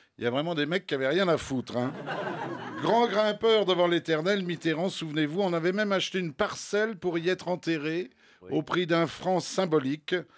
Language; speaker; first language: French; native; French